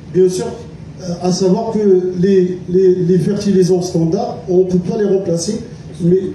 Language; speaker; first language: French; non-native, local second language; Arabic